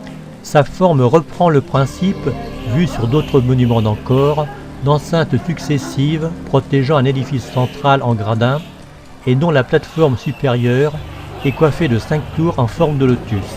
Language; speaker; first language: French; native; French